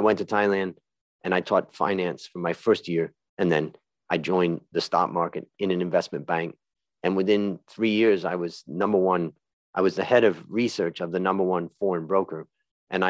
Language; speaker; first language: English; native; English